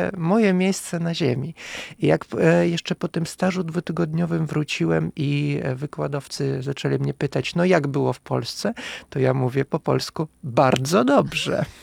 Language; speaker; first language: Polish; non-native, fluent; Russian